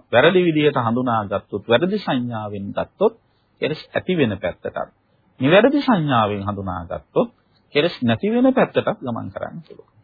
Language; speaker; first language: Sinhala; native; Sinhala